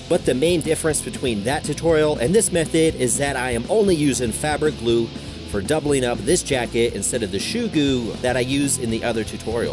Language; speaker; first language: English; native; English